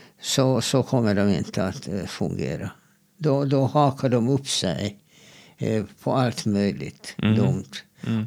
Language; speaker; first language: Swedish; non-native, fluent; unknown